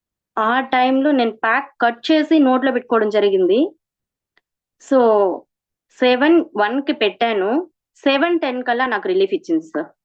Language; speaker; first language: Telugu; native; Telugu